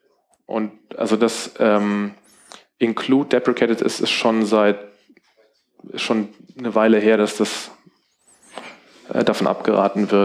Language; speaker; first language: German; native; German